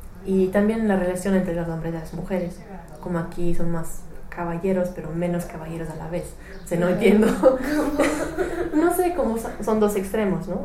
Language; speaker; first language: Spanish; non-native, fluent; English